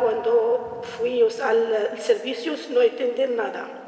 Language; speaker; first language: Spanish; non-native, learner; Arabic